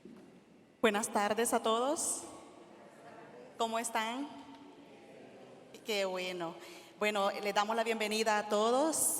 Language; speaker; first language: Spanish; native; Spanish